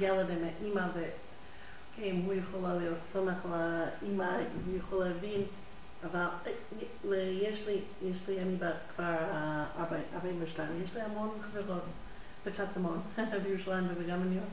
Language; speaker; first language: Hebrew; non-native, fluent; English